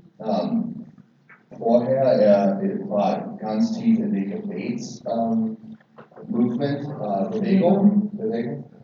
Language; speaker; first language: German; non-native, learner; English